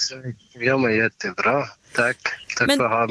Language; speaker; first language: Swedish; non-native, learner; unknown